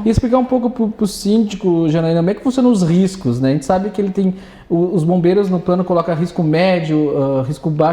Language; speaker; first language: Portuguese; native; Portuguese